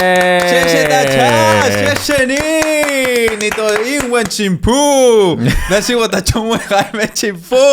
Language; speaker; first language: Chinese; non-native, learner; Spanish